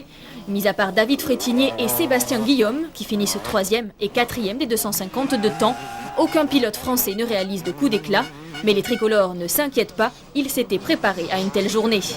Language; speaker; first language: French; native; French